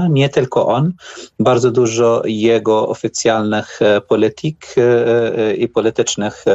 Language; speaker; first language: Polish; non-native, learner; Arabic